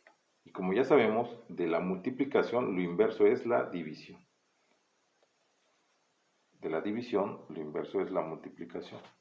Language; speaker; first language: Spanish; native; Spanish